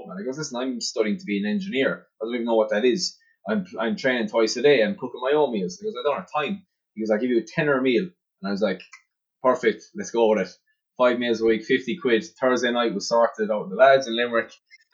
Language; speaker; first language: English; native; English